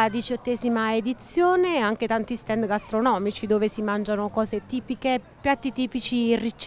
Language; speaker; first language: Italian; native; Italian